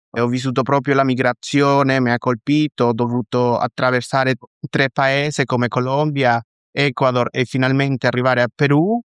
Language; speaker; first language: Italian; non-native, fluent; Spanish